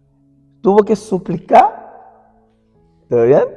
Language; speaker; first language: Spanish; non-native, fluent; Portuguese